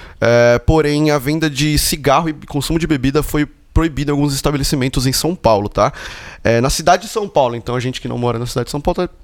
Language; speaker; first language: Portuguese; native; Portuguese